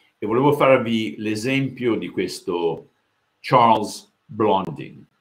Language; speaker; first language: Italian; early bilingual, heritage; Italian